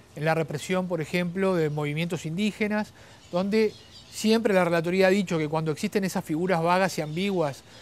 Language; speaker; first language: Spanish; native; Spanish